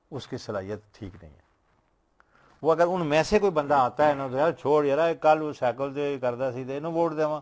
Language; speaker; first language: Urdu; non-native, local second language; Punjabi